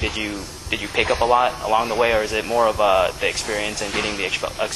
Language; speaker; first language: English; native; English